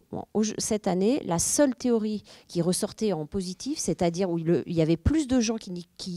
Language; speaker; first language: French; native; French